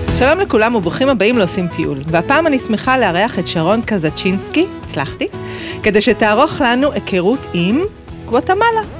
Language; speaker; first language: Hebrew; native; Hebrew